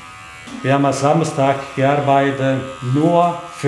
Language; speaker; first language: German; non-native, learner; Italian